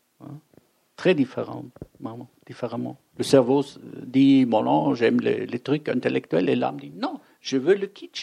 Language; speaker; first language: French; non-native, fluent; German